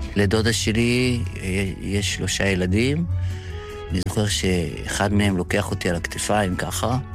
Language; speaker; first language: Hebrew; early bilingual, other home language; Yiddish